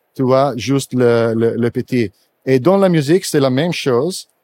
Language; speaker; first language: French; non-native, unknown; Italian